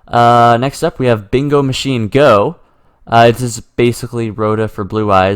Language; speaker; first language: English; native; English